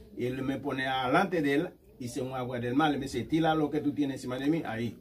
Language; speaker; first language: Spanish; non-native, learner; Haitian Creole